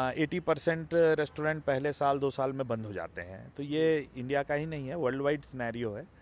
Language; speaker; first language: Hindi; non-native, local second language; Tamil